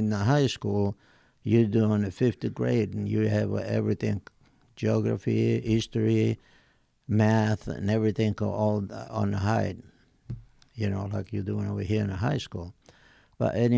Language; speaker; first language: English; non-native, fluent; Italian